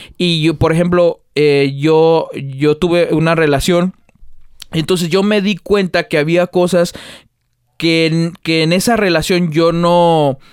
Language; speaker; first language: Spanish; early bilingual, heritage; Spanish